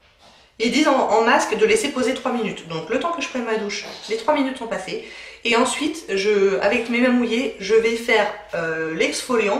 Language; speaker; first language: French; native; French